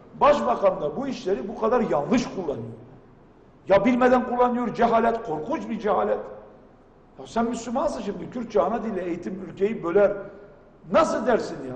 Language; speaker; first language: Turkish; non-native, local second language; Kurdish